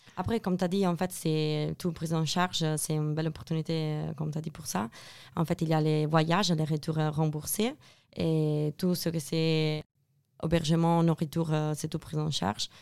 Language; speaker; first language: French; non-native, fluent; Italian